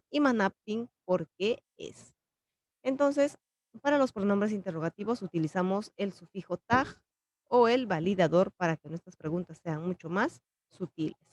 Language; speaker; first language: Spanish; non-native, local second language; Quechua